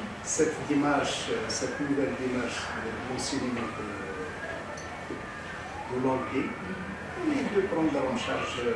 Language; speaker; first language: French; non-native, local second language; Arabic